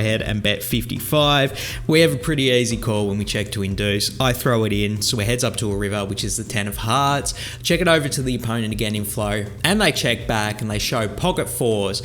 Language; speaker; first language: English; native; English